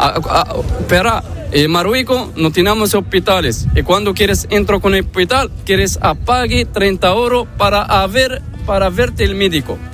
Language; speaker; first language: Spanish; non-native, learner; Arabic